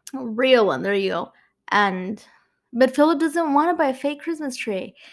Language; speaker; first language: English; non-native, fluent; Spanish